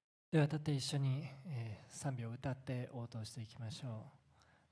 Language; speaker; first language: Japanese; native; Japanese